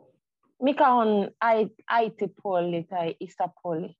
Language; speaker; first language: Finnish; non-native, learner; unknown